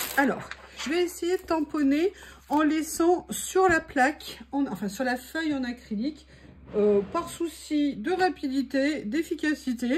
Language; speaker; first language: French; native; French